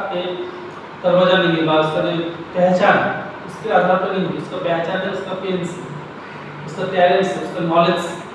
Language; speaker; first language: Hindi; non-native, local second language; Bangla